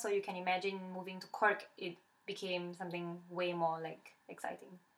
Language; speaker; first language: English; native; English